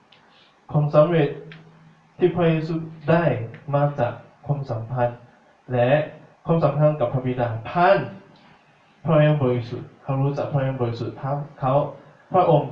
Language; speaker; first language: Thai; non-native, fluent; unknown